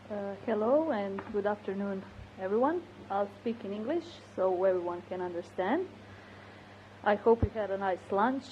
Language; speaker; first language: English; non-native, fluent; Croatian